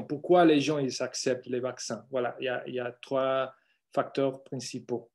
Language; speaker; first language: French; non-native, fluent; Spanish